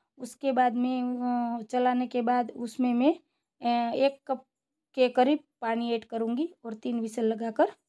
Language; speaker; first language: Hindi; non-native, local second language; Gujarati